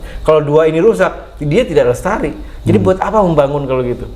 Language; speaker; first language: Indonesian; native; Indonesian